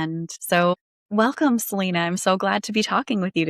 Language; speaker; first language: English; native; English